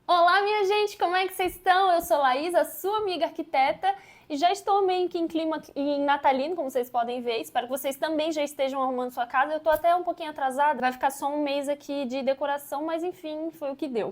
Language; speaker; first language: Portuguese; native; Portuguese